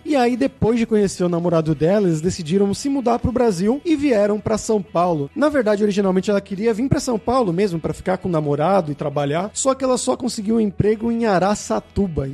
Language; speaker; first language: Portuguese; native; Portuguese